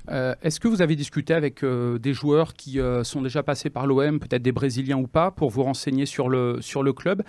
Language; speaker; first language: French; native; French